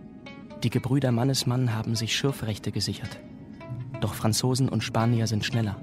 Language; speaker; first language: German; native; German